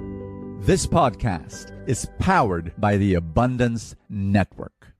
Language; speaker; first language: English; non-native, local second language; Filipino